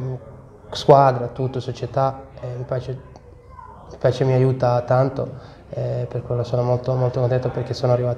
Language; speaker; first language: Italian; non-native, learner; Serbian